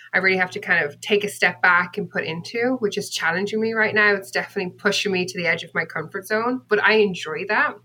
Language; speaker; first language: English; native; English